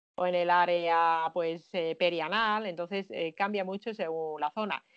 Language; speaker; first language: Spanish; non-native, fluent; Finnish